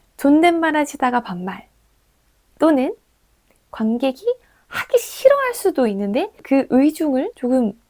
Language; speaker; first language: Korean; native; Korean